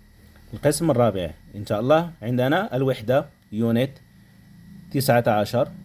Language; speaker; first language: Arabic; non-native, fluent; Indonesian